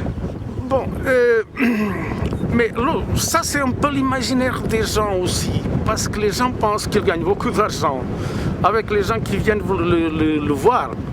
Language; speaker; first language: French; non-native, fluent; Portuguese